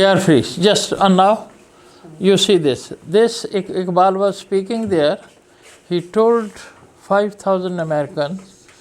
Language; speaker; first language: English; non-native, fluent; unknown